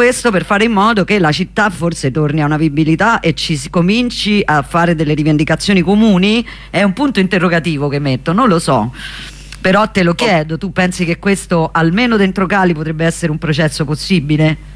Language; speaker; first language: Italian; native; Italian